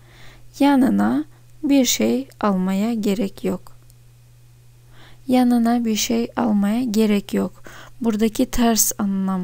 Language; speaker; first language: Turkish; non-native, fluent; Russian